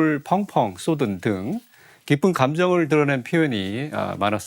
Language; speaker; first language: Korean; native; Korean